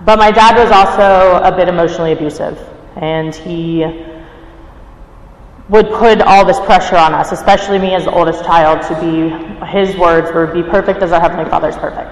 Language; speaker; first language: English; native; English